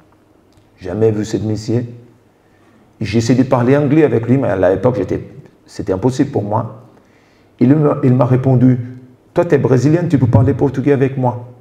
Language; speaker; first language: French; non-native, fluent; Portuguese